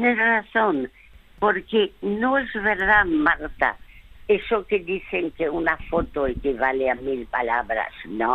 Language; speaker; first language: Spanish; early bilingual, other home language; French